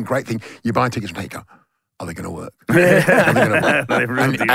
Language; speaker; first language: English; native; English